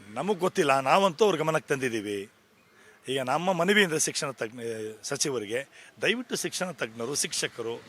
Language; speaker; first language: Kannada; native; Kannada